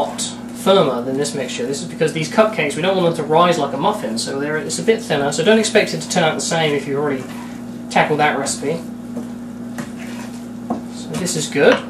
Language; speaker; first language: English; native; English